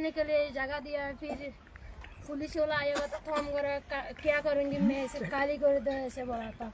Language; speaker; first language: Hindi; non-native, learner; Rohingya